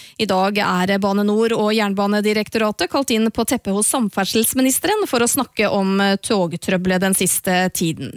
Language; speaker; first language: Norwegian; native; Norwegian